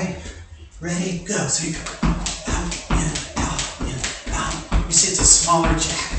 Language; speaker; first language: English; native; English